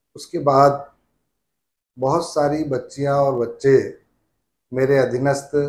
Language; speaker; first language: Hindi; native; Hindi